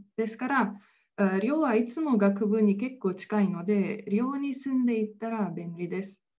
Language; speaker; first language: Japanese; non-native, fluent; Slovenian